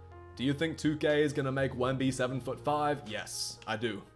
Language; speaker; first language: English; native; English